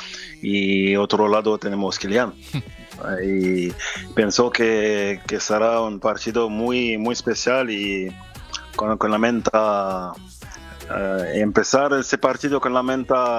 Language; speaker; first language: Spanish; non-native, fluent; French